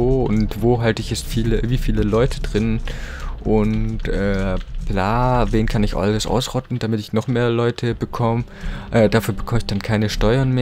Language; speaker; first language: German; native; German